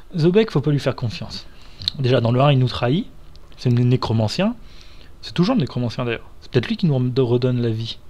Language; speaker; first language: French; native; French